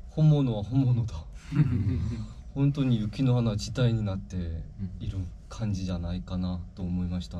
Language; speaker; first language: Japanese; non-native, fluent; Korean